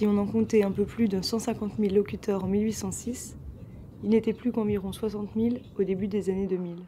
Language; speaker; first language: French; native; French